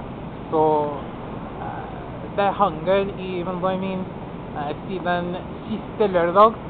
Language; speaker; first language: Norwegian; non-native, learner; English